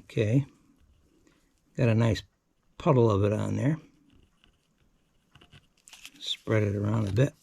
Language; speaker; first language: English; native; English